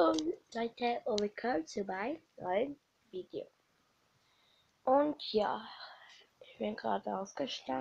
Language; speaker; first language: German; early bilingual, other home language; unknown